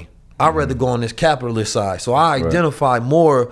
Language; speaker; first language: English; native; English